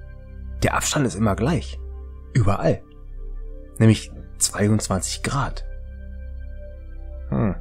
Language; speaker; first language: German; native; German